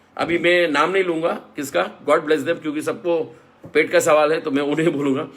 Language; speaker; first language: Hindi; non-native, local second language; Marathi